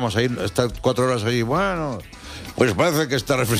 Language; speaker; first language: Spanish; native; Spanish